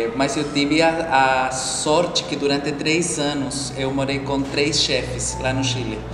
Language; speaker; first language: Portuguese; non-native, fluent; Spanish